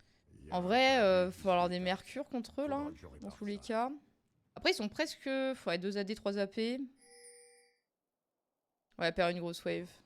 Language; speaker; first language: French; native; French